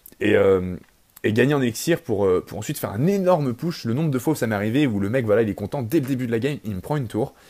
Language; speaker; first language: French; native; French